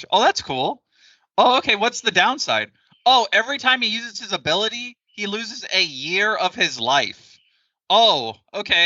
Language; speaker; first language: English; native; English